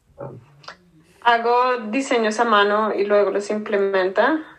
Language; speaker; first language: Spanish; native; Spanish